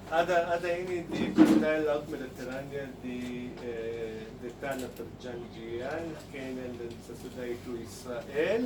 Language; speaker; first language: Indonesian; non-native, fluent; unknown